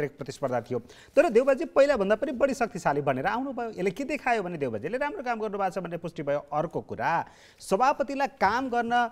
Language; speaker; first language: Nepali; native; Nepali